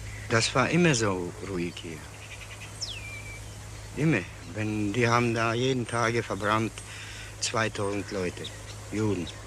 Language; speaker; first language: German; non-native, learner; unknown